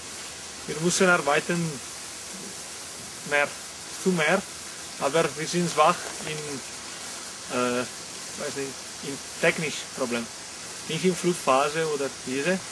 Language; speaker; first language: German; non-native, learner; Italian